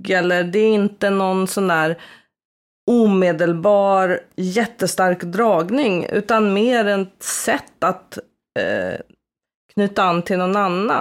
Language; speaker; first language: Swedish; native; Swedish